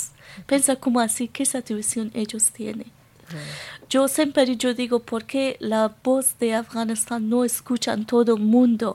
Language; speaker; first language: Spanish; non-native, learner; Persian